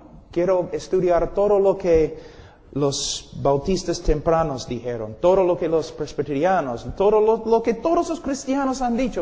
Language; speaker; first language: Spanish; non-native, fluent; English